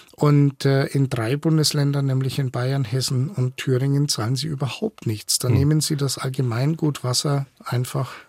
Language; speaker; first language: German; native; German